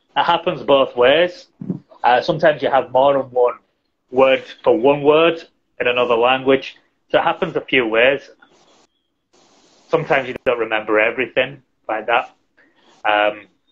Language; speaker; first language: English; native; English